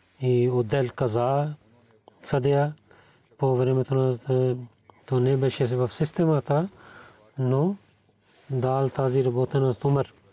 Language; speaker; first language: Bulgarian; non-native, learner; Urdu